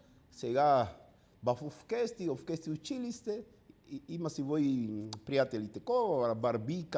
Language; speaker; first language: Bulgarian; non-native, learner; Spanish